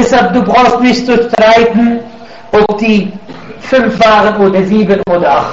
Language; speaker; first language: German; non-native, fluent; Arabic